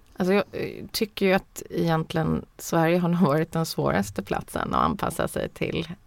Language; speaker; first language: Swedish; early bilingual, heritage; Swedish